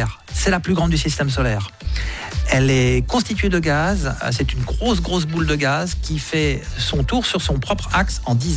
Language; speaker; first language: French; native; French